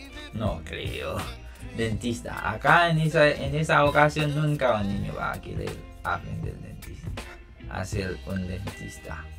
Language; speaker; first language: Spanish; non-native, fluent; Haitian Creole